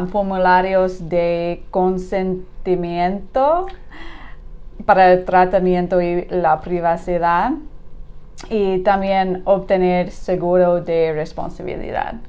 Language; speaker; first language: Spanish; non-native, learner; English